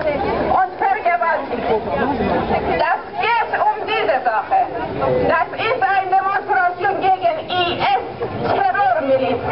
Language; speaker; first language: German; non-native, fluent; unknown